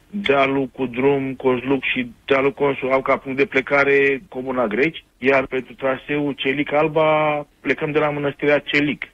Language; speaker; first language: Romanian; native; Romanian